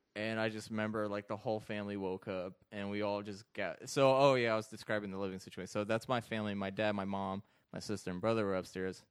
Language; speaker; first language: English; early bilingual, other home language; Arabic